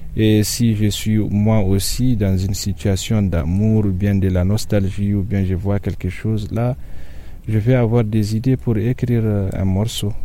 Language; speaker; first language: French; non-native, local second language; Tamasheq